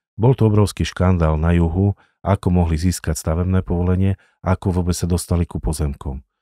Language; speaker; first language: Slovak; native; Slovak